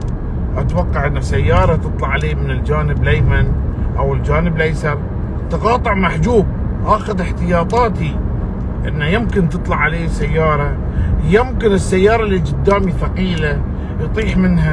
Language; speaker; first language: Arabic; native; Arabic